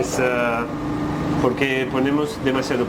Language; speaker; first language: Spanish; non-native, learner; French